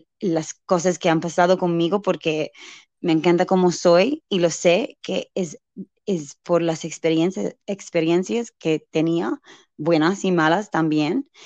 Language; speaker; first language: Spanish; non-native, learner; English